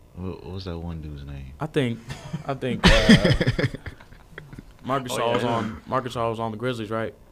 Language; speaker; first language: English; native; English